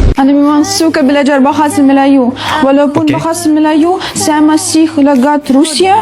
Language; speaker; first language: Indonesian; non-native, learner; Russian